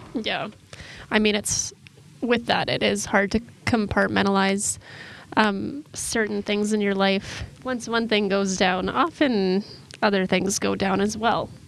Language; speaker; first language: English; native; English